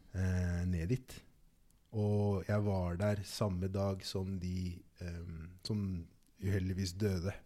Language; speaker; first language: Norwegian; early bilingual, other home language; Igbo